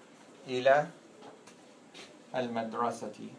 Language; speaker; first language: Arabic; non-native, fluent; English